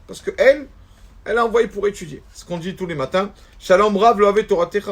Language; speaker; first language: French; native; French